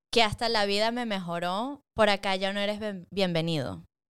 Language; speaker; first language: Spanish; early bilingual, heritage; Spanish